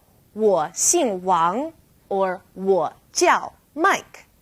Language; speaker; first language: Chinese; non-native, fluent; English